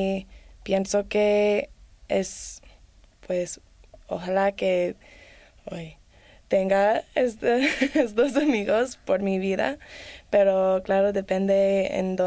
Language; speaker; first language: Spanish; non-native, learner; English